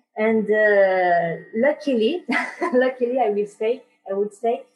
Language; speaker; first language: English; non-native, learner; French